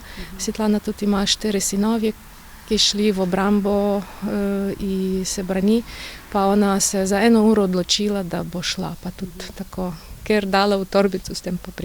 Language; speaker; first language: Slovenian; non-native, learner; Ukrainian